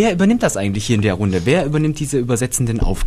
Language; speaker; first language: German; native; German